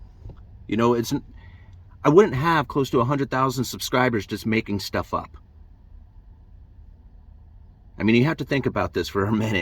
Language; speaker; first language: English; native; English